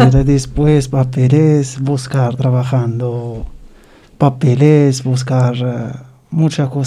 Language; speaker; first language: Spanish; non-native, learner; Arabic